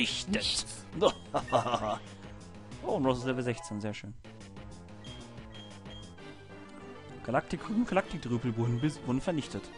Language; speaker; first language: German; native; German